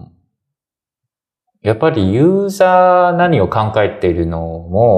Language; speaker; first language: Japanese; non-native, fluent; Chinese